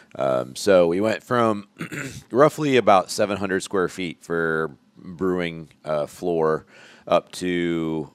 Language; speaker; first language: English; native; English